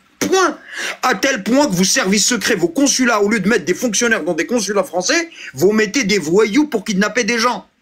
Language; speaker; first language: French; early bilingual, other home language; Arabic